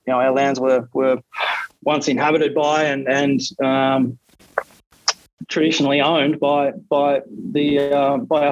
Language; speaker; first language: English; native; English